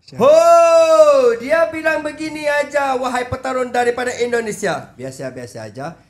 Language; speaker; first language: Malay; native; Malay